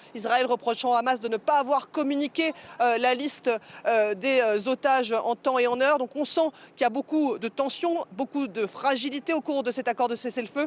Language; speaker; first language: French; native; French